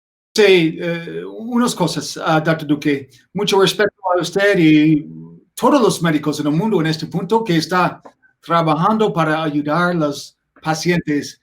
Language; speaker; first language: Spanish; non-native, learner; English